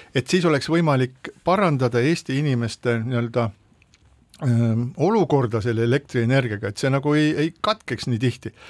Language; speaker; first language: Estonian; native; Estonian